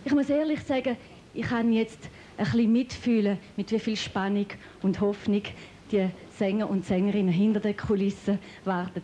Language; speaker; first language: German; native; German